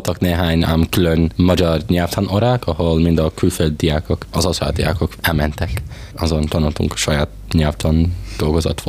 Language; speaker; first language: Hungarian; early bilingual, heritage; English